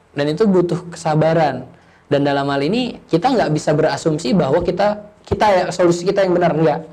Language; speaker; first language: Indonesian; native; Indonesian